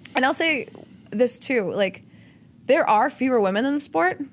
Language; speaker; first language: English; native; English